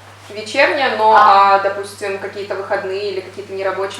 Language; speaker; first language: Russian; native; Russian